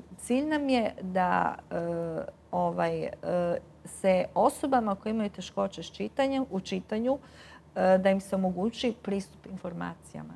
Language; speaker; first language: Croatian; native; Croatian